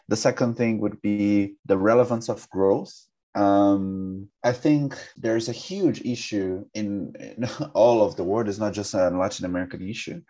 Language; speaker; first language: English; non-native, fluent; Portuguese